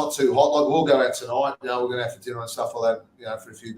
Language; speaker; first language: English; native; English